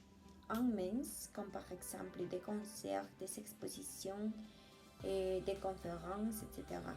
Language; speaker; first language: French; non-native, learner; Spanish